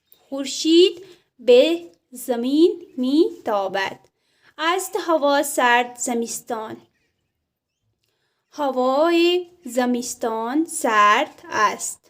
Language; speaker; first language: Persian; non-native, fluent; Urdu